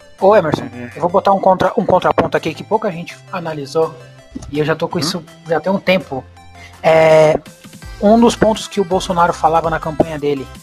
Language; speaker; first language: Portuguese; native; Portuguese